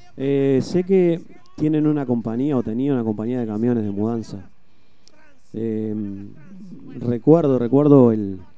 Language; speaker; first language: Spanish; native; Spanish